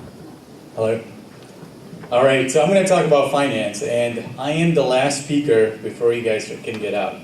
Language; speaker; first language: English; early bilingual, other home language; Gujarati